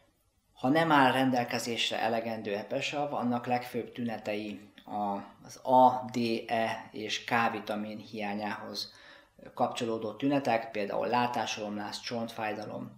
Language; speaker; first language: Hungarian; native; Hungarian